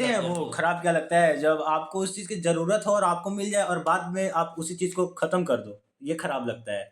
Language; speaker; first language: Hindi; native; Hindi